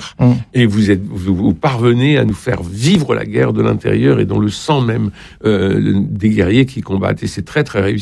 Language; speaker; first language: French; native; French